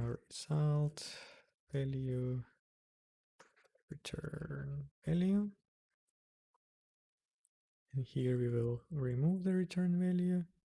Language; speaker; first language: English; non-native, fluent; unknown